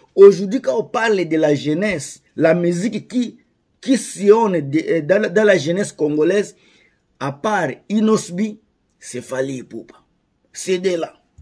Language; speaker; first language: French; non-native, local second language; Lingala